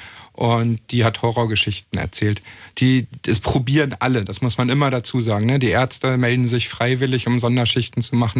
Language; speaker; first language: German; native; German